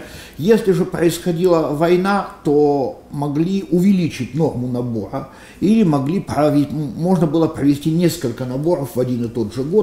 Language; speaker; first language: Russian; native; Russian